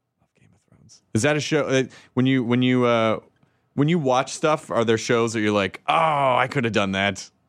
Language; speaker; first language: English; native; English